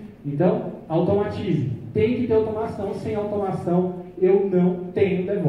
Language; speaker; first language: Portuguese; native; Portuguese